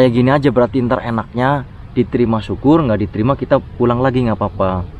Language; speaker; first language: Indonesian; non-native, local second language; Sundanese